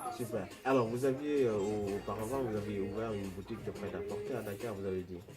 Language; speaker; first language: French; non-native, local second language; Wolof